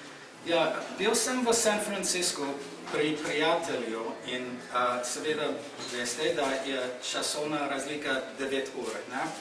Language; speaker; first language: Slovenian; non-native, fluent; English